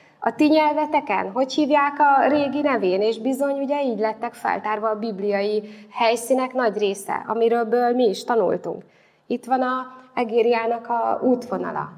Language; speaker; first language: Hungarian; native; Hungarian